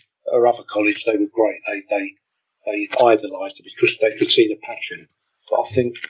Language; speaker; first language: English; native; English